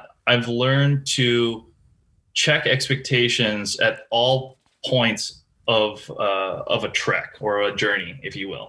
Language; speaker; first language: English; native; English